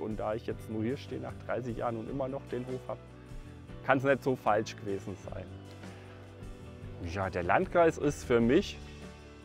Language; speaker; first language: German; native; German